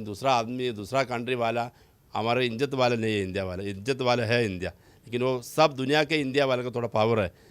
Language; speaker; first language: Hindi; non-native, local second language; Malayalam